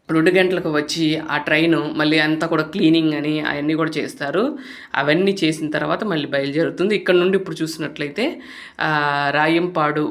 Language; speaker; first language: Telugu; native; Telugu